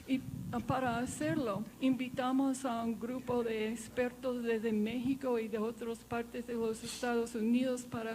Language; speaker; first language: Spanish; non-native, fluent; English